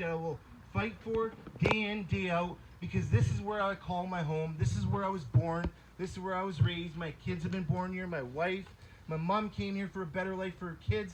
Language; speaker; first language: English; early bilingual, other home language; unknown